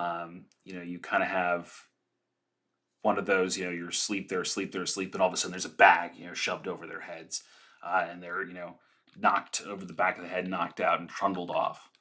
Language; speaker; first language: English; native; English